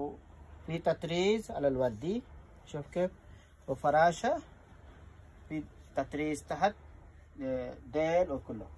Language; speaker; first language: Arabic; non-native, learner; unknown